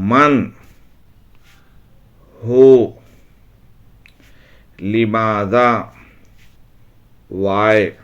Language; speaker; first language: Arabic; non-native, fluent; Urdu